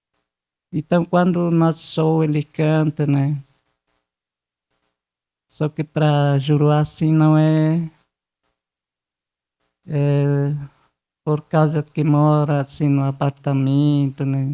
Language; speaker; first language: Portuguese; non-native, local second language; Guarani